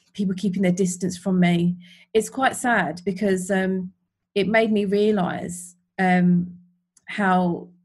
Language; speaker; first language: English; native; English